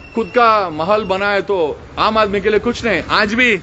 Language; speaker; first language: Hindi; non-native, local second language; Kannada